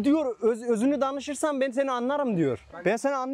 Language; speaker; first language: Turkish; native; Turkish